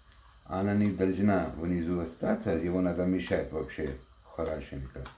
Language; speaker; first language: Russian; non-native, learner; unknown